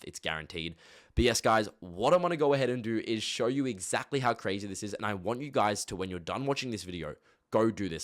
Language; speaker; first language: English; native; English